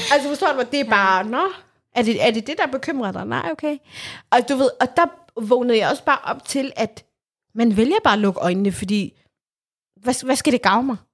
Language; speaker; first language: Danish; early bilingual, other home language; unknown